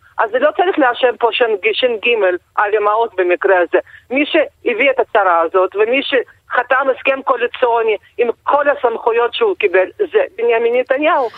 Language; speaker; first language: Hebrew; non-native, fluent; Russian